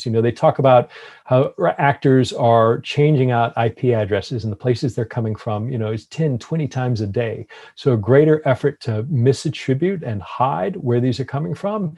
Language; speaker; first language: English; native; English